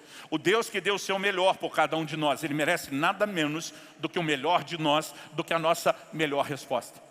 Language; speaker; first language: Portuguese; native; Portuguese